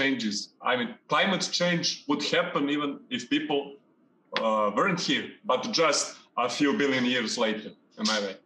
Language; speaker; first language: English; non-native, fluent; Serbian